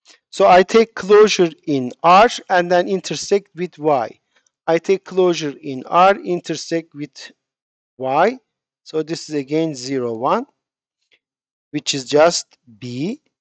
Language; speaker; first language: English; non-native, fluent; Turkish